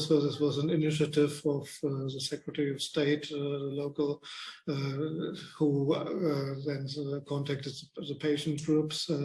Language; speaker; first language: English; non-native, fluent; German